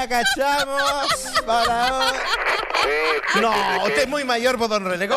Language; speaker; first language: Spanish; native; Spanish